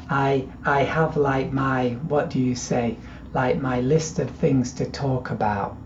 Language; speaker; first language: English; native; English